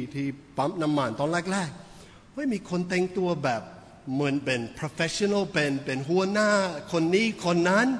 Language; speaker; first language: Thai; non-native, fluent; English